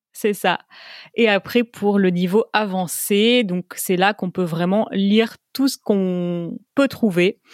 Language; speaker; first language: French; native; French